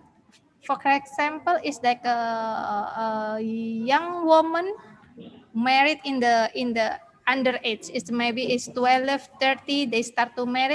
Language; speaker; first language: English; non-native, learner; Indonesian